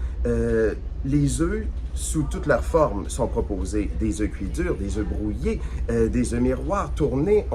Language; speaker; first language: French; native; French